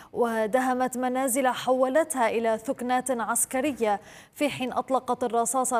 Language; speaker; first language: Arabic; native; Arabic